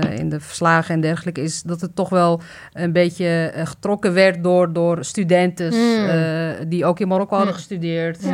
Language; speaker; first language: Dutch; early bilingual, other home language; Riffian